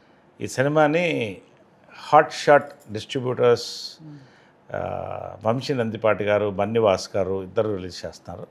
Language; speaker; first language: Telugu; native; Telugu